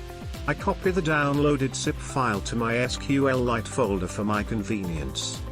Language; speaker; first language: English; non-native, fluent; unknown